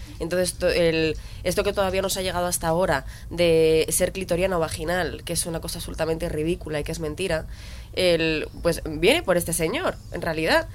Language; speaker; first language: Spanish; native; Spanish